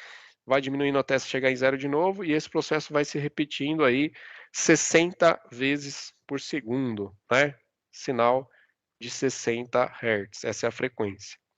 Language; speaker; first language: Portuguese; native; Portuguese